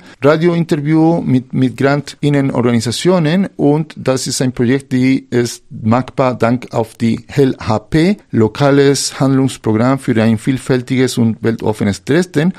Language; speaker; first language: German; non-native, fluent; Spanish